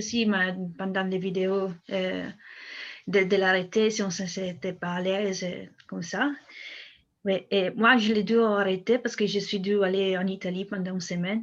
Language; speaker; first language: French; non-native, fluent; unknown